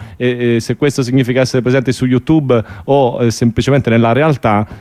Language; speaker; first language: Italian; native; Italian